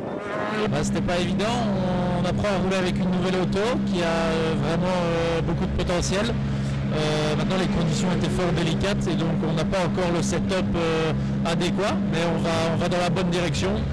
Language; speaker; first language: French; native; French